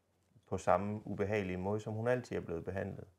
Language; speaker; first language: Danish; native; Danish